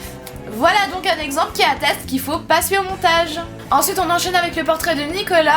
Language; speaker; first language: French; native; French